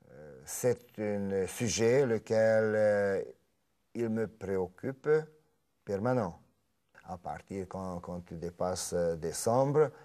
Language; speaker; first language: French; non-native, fluent; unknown